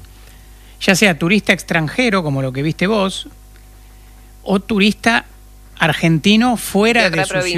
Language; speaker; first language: Spanish; native; Spanish